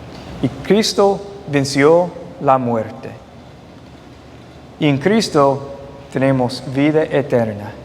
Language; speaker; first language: Spanish; non-native, fluent; English